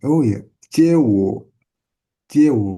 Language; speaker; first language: Chinese; non-native, learner; Indonesian